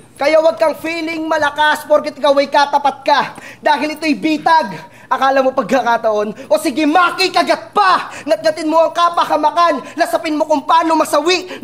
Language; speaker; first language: Filipino; native; Filipino